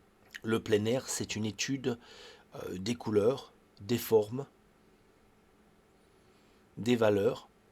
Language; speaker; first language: French; native; French